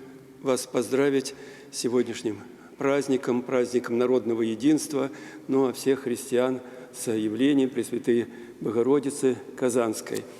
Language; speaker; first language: Russian; native; Russian